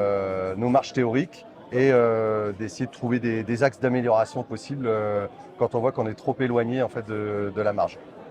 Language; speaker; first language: French; native; French